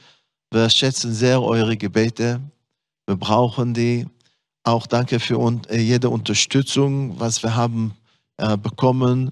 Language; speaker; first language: German; non-native, fluent; Hebrew